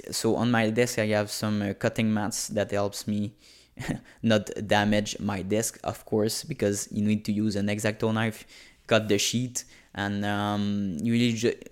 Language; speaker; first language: English; non-native, fluent; French